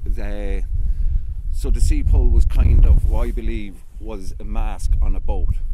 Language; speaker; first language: English; native; English